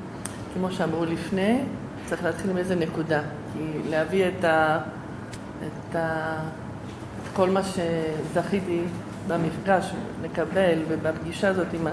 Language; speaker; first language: Hebrew; non-native, fluent; English